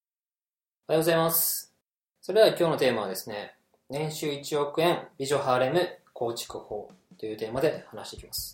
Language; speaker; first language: Japanese; native; Japanese